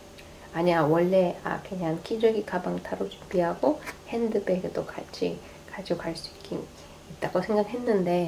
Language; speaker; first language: Korean; non-native, fluent; Russian